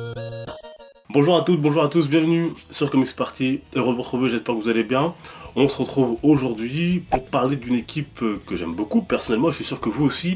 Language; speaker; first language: French; native; French